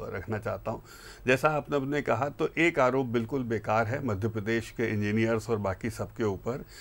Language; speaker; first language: Hindi; native; Hindi